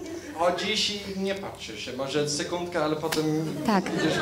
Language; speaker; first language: Polish; early bilingual, heritage; Polish